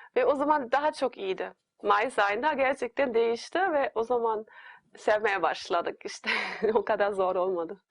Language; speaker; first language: Turkish; non-native, fluent; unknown